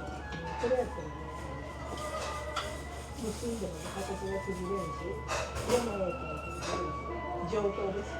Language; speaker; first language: Japanese; native; Japanese